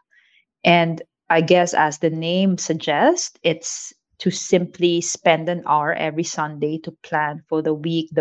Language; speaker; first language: English; non-native, local second language; Filipino